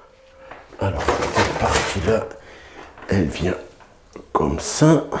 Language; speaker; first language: French; native; French